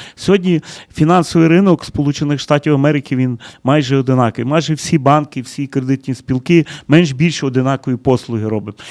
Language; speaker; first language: Ukrainian; early bilingual, heritage; Ukrainian